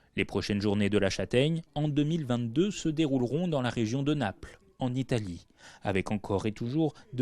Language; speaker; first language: French; native; French